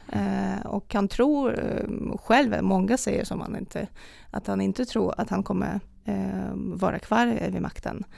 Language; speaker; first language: Swedish; non-native, fluent; Russian